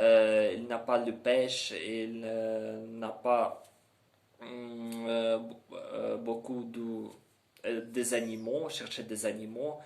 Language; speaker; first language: French; non-native, learner; Ukrainian